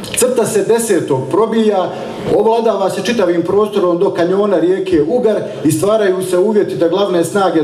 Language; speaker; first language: Croatian; native; Croatian